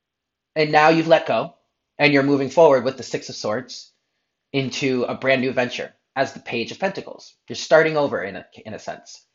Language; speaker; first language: English; native; English